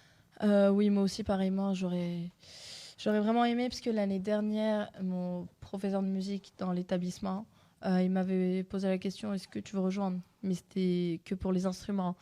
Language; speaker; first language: French; non-native, fluent; Turkish